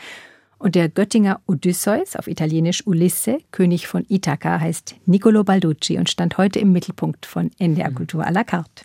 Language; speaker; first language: German; native; German